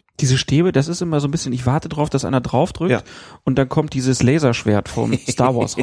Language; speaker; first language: German; native; German